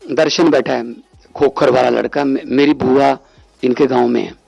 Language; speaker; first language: Hindi; non-native, local second language; Punjabi